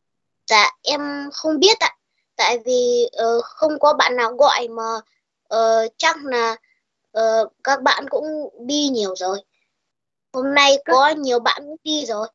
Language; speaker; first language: Vietnamese; early bilingual, heritage; Vietnamese